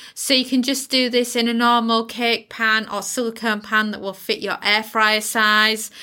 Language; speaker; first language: English; native; English